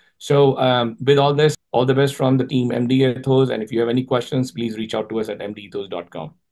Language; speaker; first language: English; non-native, local second language; Urdu